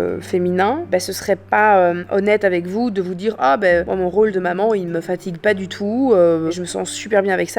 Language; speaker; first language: French; native; French